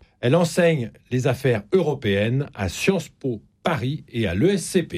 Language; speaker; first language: French; native; French